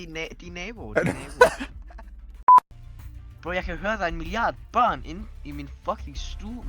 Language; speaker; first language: Danish; native; Danish